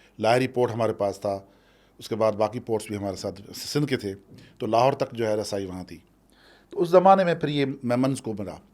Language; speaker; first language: Urdu; non-native, local second language; Sindhi